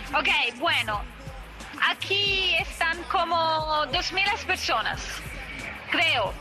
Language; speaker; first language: Spanish; non-native, fluent; Italian